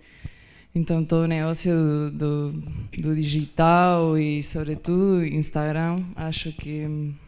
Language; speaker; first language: Portuguese; non-native, fluent; Spanish